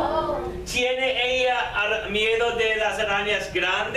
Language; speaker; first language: Spanish; non-native, fluent; English